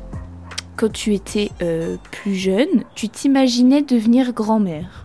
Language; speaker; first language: French; native; French